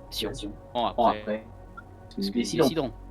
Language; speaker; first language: French; native; French